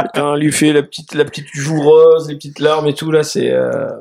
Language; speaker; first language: French; native; French